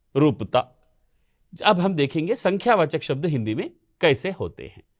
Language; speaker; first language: Hindi; non-native, local second language; Telugu